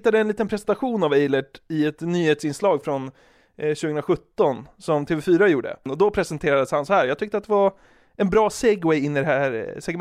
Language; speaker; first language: Swedish; native; Swedish